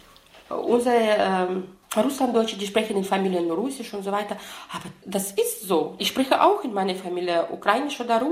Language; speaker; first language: German; non-native, fluent; Russian